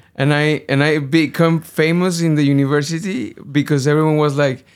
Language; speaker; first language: English; non-native, fluent; Spanish